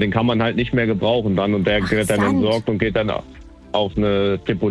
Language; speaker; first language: German; native; German